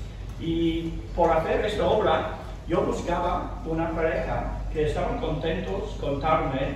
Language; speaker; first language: Spanish; non-native, fluent; English